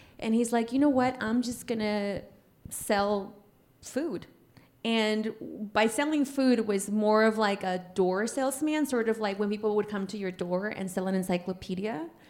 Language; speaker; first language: English; early bilingual, other home language; Spanish